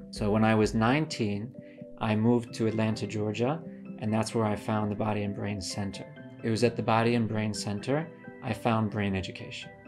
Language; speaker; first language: English; native; English